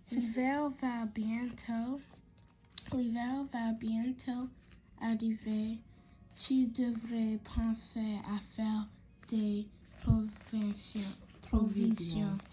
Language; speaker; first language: French; non-native, learner; English